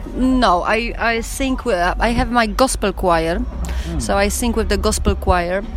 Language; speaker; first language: English; non-native, fluent; Polish